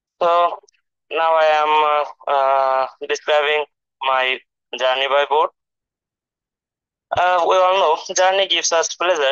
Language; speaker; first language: English; non-native, learner; Bangla